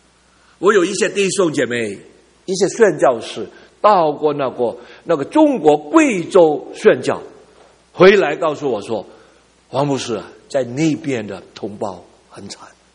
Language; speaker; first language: Chinese; early bilingual, heritage; Cantonese